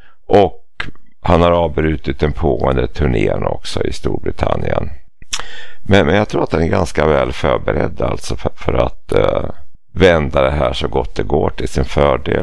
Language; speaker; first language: Swedish; native; Swedish